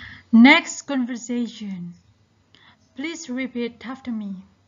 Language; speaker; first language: English; non-native, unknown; Indonesian